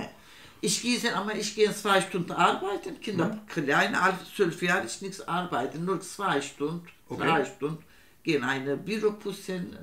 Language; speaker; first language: German; non-native, learner; Turkish